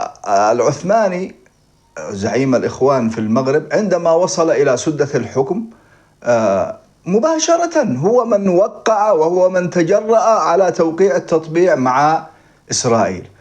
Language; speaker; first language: Arabic; native; Arabic